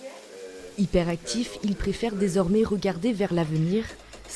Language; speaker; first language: French; native; French